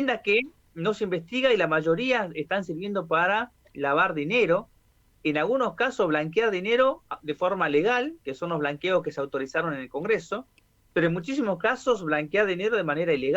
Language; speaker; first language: Spanish; native; Spanish